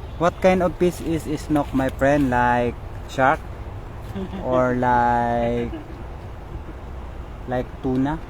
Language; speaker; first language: English; non-native, local second language; Filipino